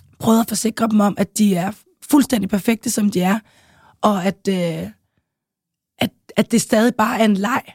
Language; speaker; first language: Danish; native; Danish